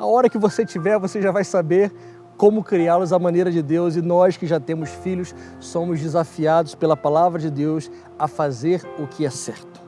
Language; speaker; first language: Portuguese; native; Portuguese